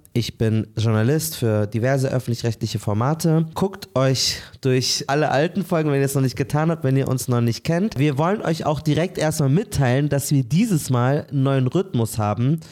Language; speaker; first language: German; native; German